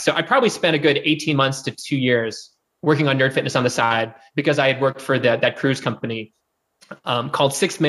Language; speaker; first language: English; native; English